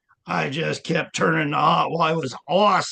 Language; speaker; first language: English; native; English